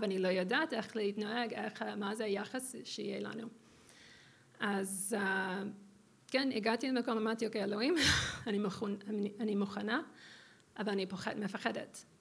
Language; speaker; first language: Hebrew; non-native, fluent; English